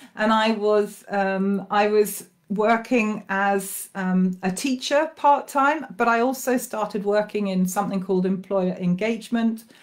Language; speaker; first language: English; native; English